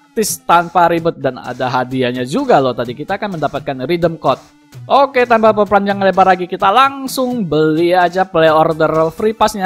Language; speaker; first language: Indonesian; native; Indonesian